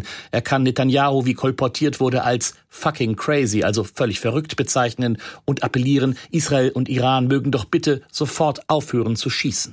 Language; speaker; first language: German; native; German